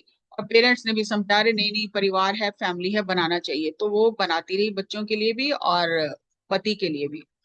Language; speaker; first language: Hindi; native; Hindi